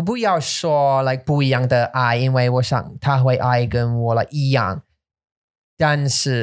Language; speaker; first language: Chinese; non-native, learner; English